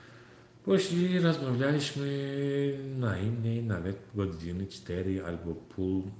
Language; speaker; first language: Polish; non-native, learner; Turkmen